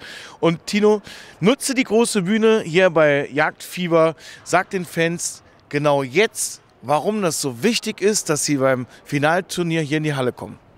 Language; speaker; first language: German; native; German